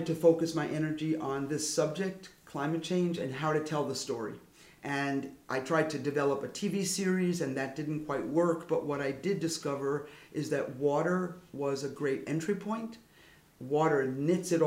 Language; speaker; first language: English; native; English